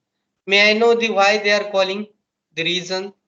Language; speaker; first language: English; non-native, local second language; Marathi